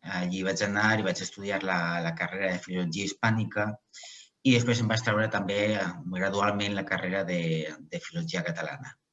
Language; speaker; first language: Catalan; non-native, local second language; Spanish